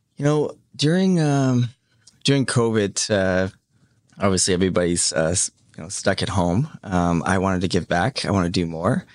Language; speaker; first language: English; early bilingual, other home language; Cantonese